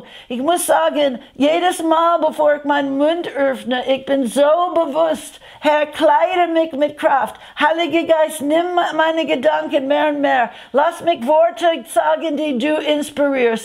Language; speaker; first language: German; non-native, fluent; English